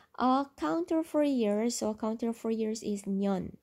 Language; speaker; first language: English; non-native, local second language; Filipino